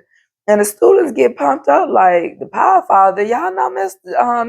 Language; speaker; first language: English; native; English